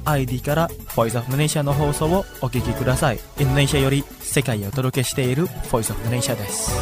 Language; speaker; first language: Japanese; non-native, fluent; Indonesian